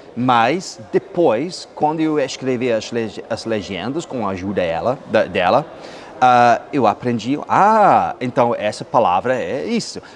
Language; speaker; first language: Portuguese; non-native, fluent; English